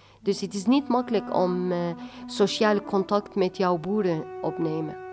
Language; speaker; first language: Dutch; non-native, learner; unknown